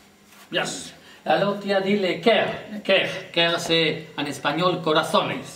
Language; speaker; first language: French; non-native, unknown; Spanish